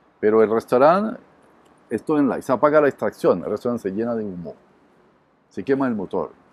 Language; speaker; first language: Spanish; non-native, fluent; French